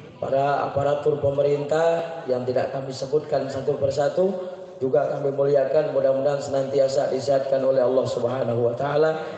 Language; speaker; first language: Indonesian; native; Indonesian